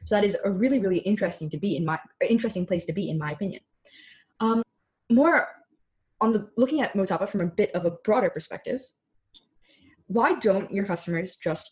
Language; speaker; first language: English; native; English